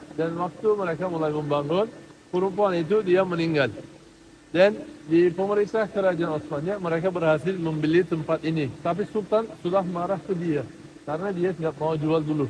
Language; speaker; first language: Indonesian; non-native, fluent; Turkish